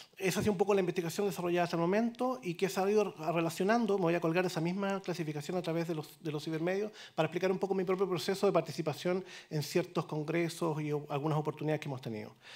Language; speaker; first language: Spanish; native; Spanish